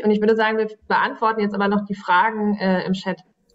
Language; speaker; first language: German; native; German